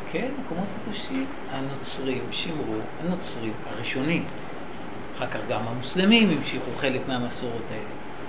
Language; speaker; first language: Hebrew; native; Hebrew